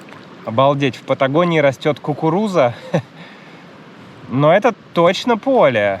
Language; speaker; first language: Russian; native; Russian